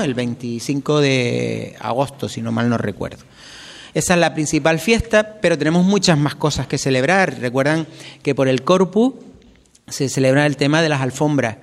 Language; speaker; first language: Spanish; native; Spanish